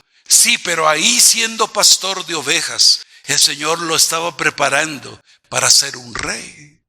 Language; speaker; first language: Spanish; native; Spanish